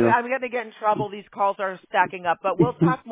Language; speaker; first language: English; native; English